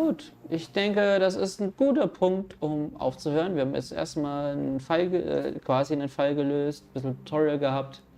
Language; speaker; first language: German; native; German